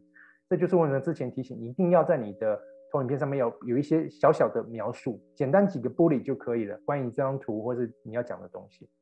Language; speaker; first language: Chinese; native; Chinese